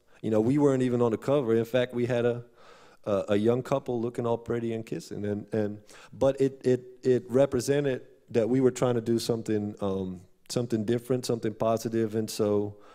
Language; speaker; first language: English; non-native, fluent; Dutch